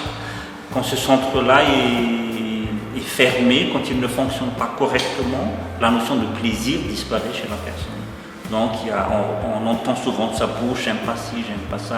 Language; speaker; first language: French; non-native, local second language; Malagasy